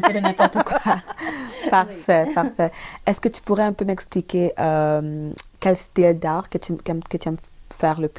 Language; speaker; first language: French; native; French